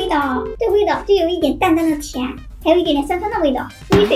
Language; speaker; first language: Chinese; native; Chinese